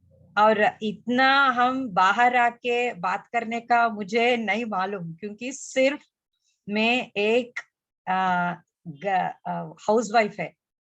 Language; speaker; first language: Hindi; non-native, local second language; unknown